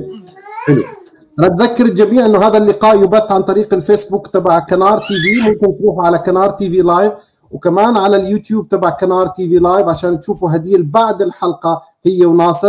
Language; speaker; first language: Arabic; native; Arabic